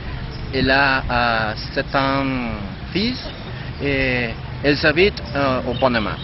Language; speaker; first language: French; non-native, learner; Spanish